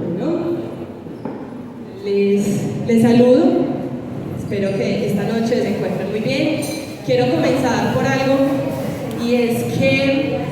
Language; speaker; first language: Spanish; native; Spanish